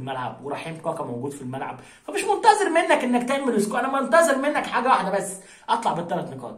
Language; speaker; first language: Arabic; native; Arabic